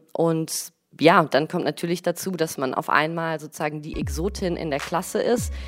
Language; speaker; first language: German; early bilingual, other home language; Russian